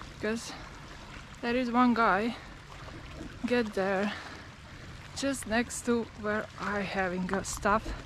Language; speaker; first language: English; non-native, learner; Slovenian